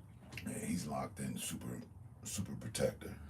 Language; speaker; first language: English; native; English